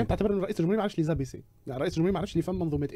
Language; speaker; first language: Arabic; native; Arabic